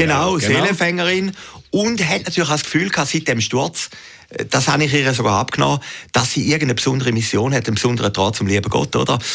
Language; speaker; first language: German; native; German